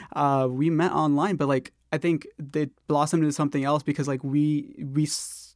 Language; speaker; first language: English; non-native, local second language; Telugu